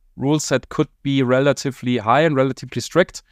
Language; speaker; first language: English; non-native, fluent; German